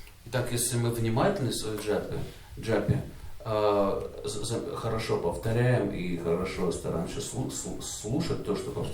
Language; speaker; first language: Russian; native; Russian